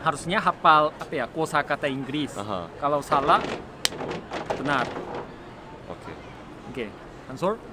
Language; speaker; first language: Indonesian; non-native, learner; Korean